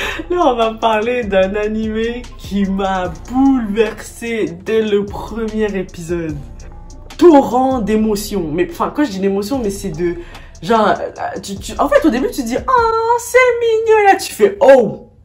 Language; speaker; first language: French; native; French